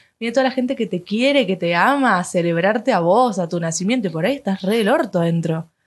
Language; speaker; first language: Spanish; native; Spanish